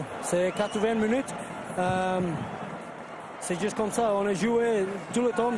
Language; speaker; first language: French; non-native, learner; English